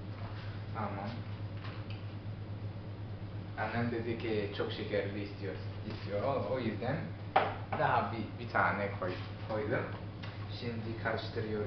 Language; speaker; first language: Turkish; non-native, learner; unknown